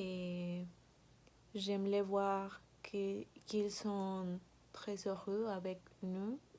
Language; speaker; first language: French; non-native, learner; Spanish